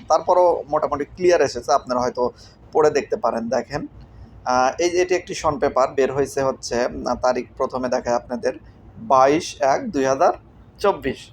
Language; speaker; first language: Bangla; native; Bangla